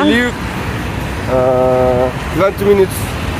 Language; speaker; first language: English; non-native, learner; Turkish